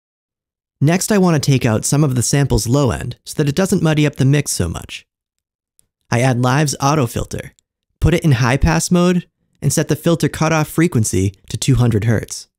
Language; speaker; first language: English; native; English